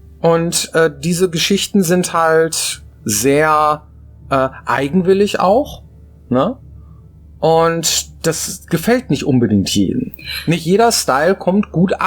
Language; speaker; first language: German; native; German